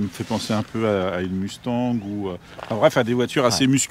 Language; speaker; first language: French; native; French